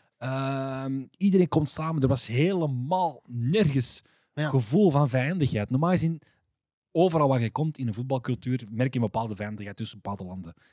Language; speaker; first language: Dutch; early bilingual, other home language; Arabic